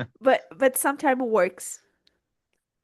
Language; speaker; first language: English; non-native, learner; Portuguese